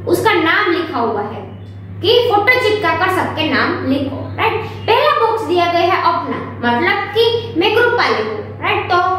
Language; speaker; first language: Hindi; non-native, local second language; Gujarati